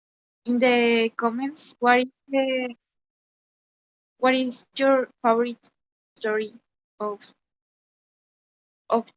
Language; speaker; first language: English; non-native, learner; Spanish